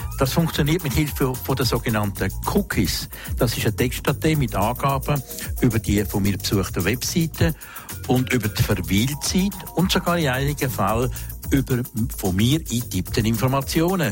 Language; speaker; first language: German; native; German